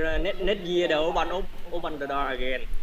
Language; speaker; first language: English; non-native, learner; Vietnamese